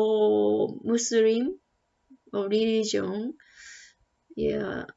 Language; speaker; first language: English; non-native, learner; Japanese